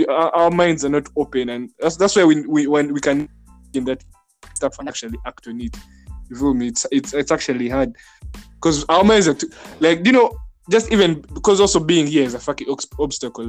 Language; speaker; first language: English; non-native, local second language; Ganda